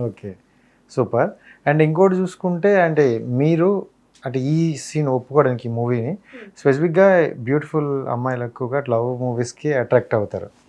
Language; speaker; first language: Telugu; native; Telugu